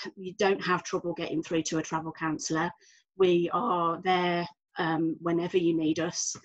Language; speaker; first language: English; native; English